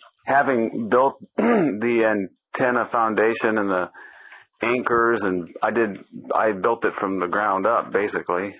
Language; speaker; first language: English; native; English